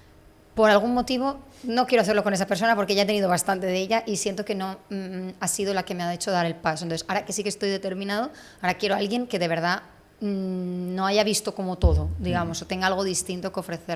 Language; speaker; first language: Spanish; native; Spanish